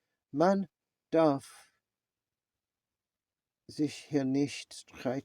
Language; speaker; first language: German; non-native, learner; English